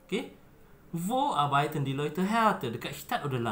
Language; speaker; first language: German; non-native, learner; Malay